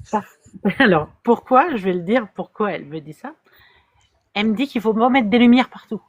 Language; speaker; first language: French; native; French